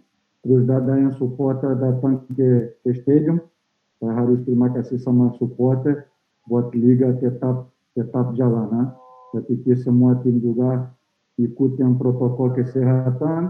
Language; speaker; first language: Indonesian; non-native, fluent; Portuguese